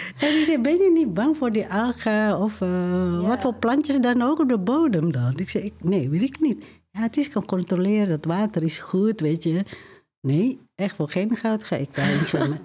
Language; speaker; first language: Dutch; non-native, fluent; Indonesian